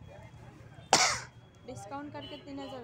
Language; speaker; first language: Hindi; non-native, fluent; Bangla